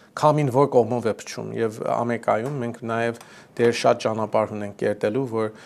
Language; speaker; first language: Armenian; early bilingual, heritage; Armenian